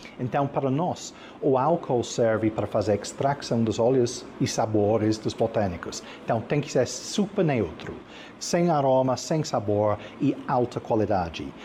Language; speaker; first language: Portuguese; non-native, fluent; English